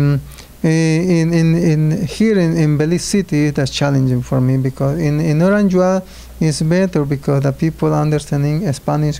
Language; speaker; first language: English; non-native, learner; Spanish